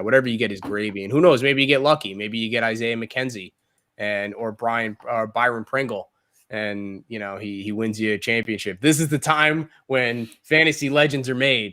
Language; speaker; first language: English; native; English